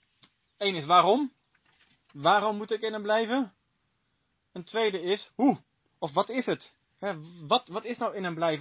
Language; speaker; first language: Dutch; native; Dutch